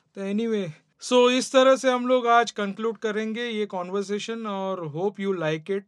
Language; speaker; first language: Hindi; non-native, local second language; Marathi